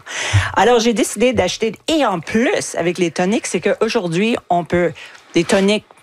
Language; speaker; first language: French; non-native, fluent; English